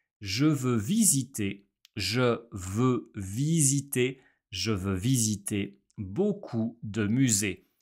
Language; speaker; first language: French; non-native, fluent; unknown